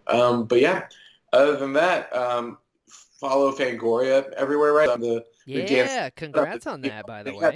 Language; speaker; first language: English; native; English